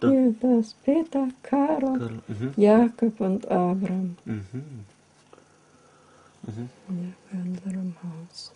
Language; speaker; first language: German; early bilingual, heritage; German